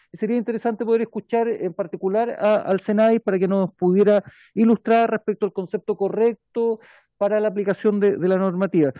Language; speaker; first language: Spanish; native; Spanish